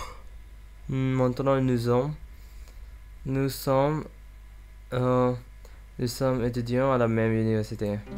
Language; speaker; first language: French; non-native, learner; English